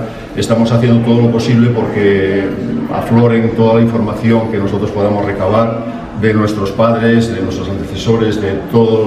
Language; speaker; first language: Spanish; native; Spanish